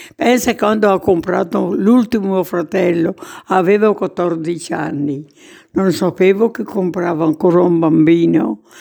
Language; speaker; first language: Italian; native; Italian